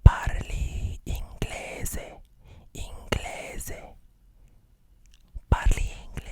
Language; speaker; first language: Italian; non-native, learner; English